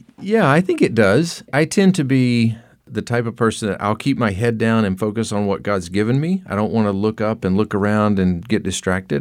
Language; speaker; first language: English; native; English